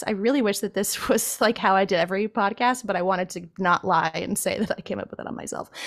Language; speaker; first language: English; native; English